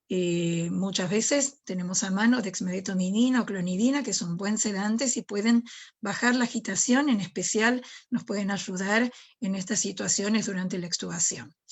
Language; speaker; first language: Spanish; native; Spanish